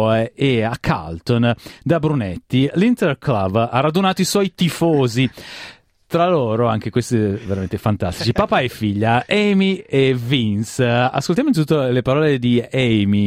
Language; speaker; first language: Italian; native; Italian